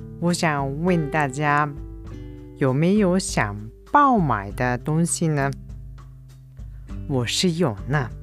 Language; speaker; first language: Chinese; non-native, fluent; Japanese